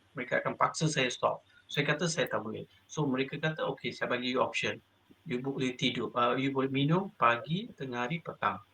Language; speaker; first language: Malay; non-native, local second language; Tamil